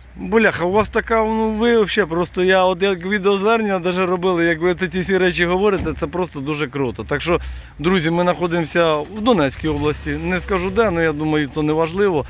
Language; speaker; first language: Ukrainian; non-native, local second language; Russian